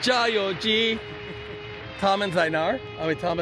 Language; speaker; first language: Chinese; non-native, learner; English